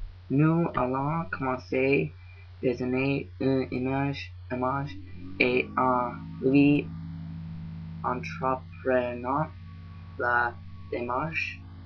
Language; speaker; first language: French; non-native, learner; English